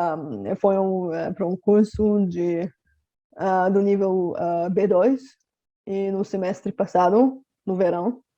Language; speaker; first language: Portuguese; non-native, fluent; Bulgarian